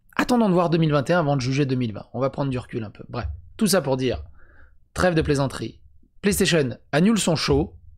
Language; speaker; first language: French; native; French